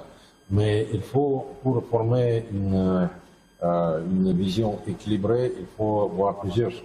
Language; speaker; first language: French; non-native, fluent; Russian